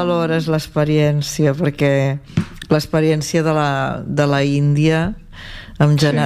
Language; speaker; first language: Catalan; native; Catalan